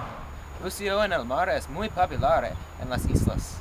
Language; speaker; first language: Spanish; non-native, learner; English